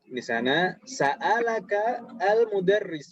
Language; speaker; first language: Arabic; non-native, fluent; Indonesian